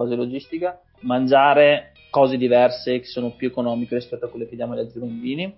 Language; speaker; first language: Italian; native; Italian